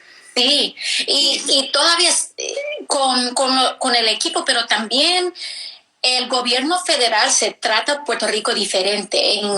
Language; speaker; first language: Spanish; early bilingual, heritage; English